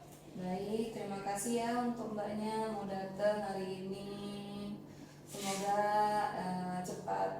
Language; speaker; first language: Indonesian; native; Indonesian